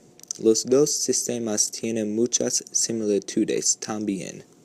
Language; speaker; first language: Spanish; non-native, learner; English